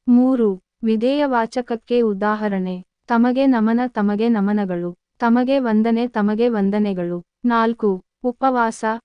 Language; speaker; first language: Kannada; native; Kannada